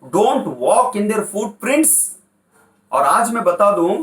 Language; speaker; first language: Hindi; non-native, local second language; Kannada